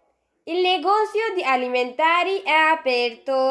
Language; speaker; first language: Italian; non-native, fluent; Urdu